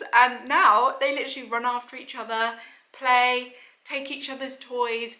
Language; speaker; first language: English; native; English